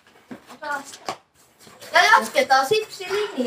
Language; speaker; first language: Finnish; non-native, learner; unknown